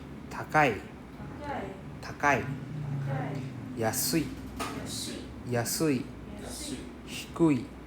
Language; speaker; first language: Japanese; non-native, fluent; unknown